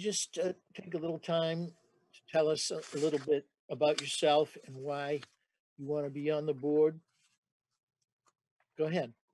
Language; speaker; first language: English; native; English